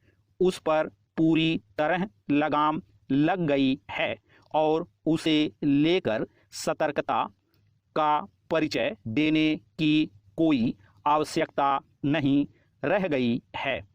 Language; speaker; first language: Hindi; native; Hindi